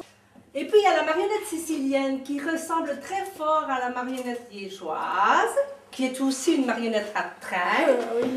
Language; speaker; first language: French; native; French